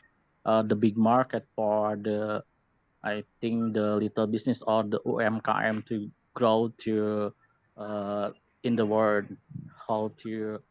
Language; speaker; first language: English; non-native, learner; Indonesian